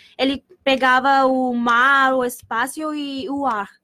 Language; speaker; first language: Portuguese; non-native, learner; Spanish